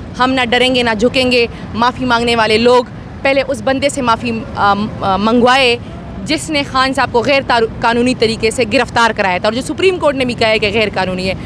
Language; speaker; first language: Urdu; non-native, local second language; Pashto